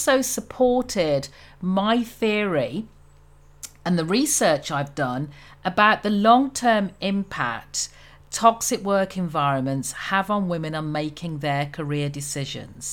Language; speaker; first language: English; native; English